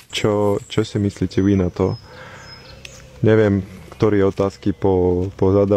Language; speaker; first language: Slovak; non-native, learner; Ukrainian